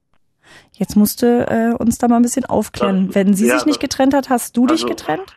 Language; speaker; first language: German; native; German